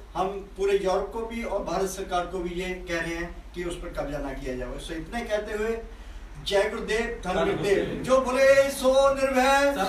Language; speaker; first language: Hindi; non-native, local second language; Punjabi